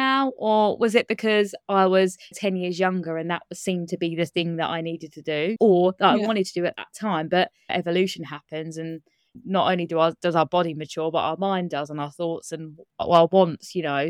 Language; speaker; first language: English; native; English